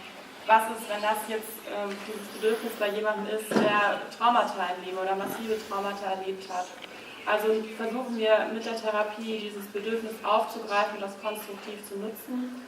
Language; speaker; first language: German; native; German